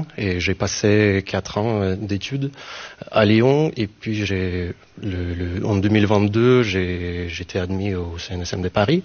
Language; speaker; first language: French; non-native, fluent; Ukrainian